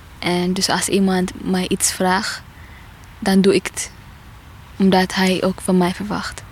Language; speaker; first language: Dutch; non-native, fluent; Tigrinya